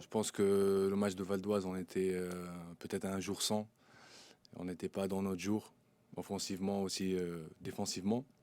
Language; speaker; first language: French; non-native, local second language; Arabic